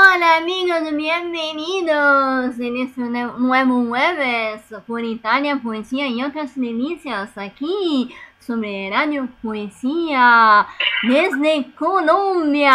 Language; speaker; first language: Spanish; non-native, learner; Italian